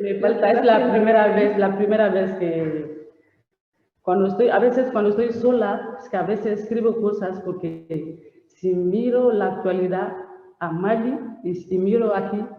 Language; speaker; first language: Spanish; non-native, learner; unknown